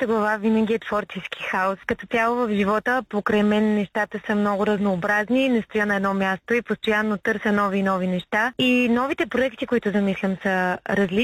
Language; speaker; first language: Bulgarian; native; Bulgarian